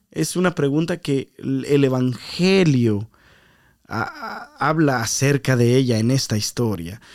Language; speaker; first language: Spanish; early bilingual, heritage; Spanish